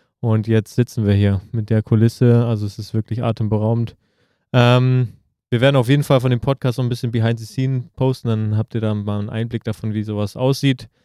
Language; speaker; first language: German; native; German